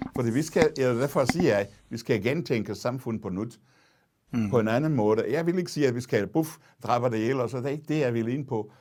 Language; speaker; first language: Danish; non-native, fluent; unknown